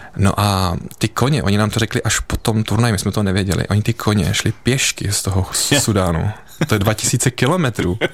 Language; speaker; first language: Czech; early bilingual, heritage; Czech